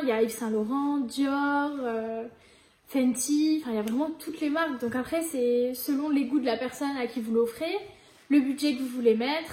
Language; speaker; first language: French; native; French